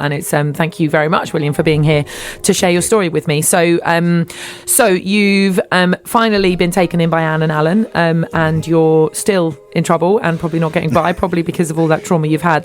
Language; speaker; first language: English; native; English